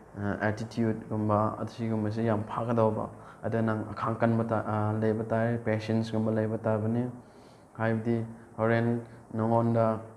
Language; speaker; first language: Manipuri; non-native, local second language; Rongmei Naga